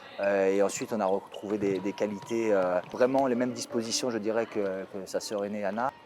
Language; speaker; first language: French; native; French